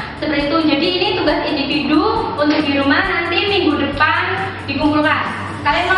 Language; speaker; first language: Indonesian; native; Indonesian